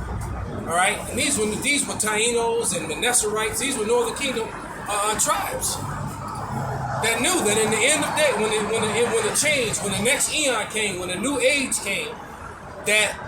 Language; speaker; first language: English; native; English